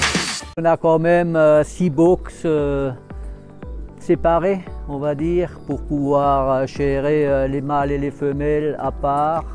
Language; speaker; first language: French; native; French